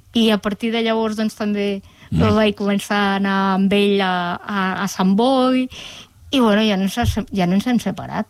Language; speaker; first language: Catalan; native; Catalan